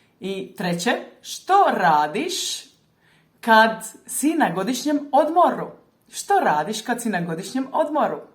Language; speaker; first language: Croatian; native; Croatian